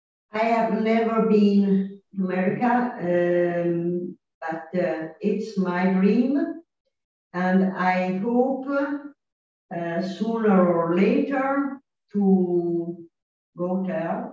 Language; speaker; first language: English; non-native, learner; Italian